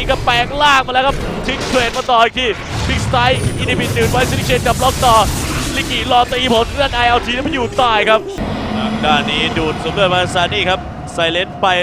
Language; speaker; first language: Thai; native; Thai